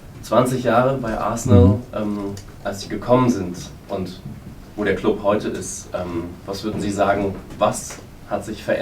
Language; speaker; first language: German; native; German